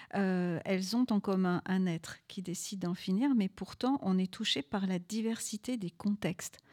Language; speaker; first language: French; native; French